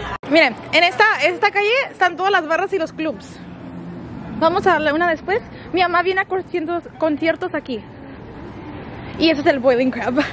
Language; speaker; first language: Spanish; early bilingual, heritage; Spanish